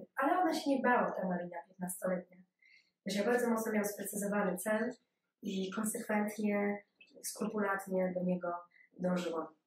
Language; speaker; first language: Polish; early bilingual, other home language; Ukrainian